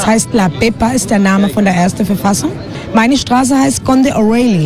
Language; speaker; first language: German; non-native, fluent; Spanish